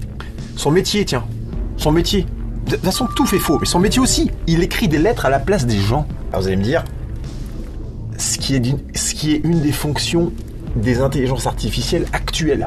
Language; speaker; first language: French; native; French